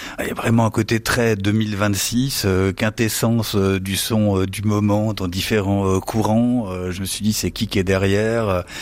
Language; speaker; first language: French; native; French